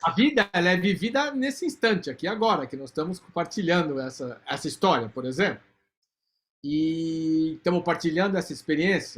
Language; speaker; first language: Portuguese; native; Portuguese